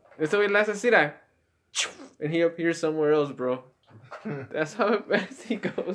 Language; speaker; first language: English; early bilingual, other home language; Spanish